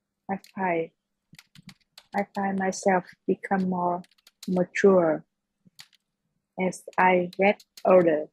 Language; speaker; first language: English; non-native, learner; Vietnamese